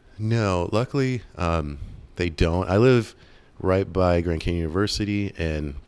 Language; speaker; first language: English; native; English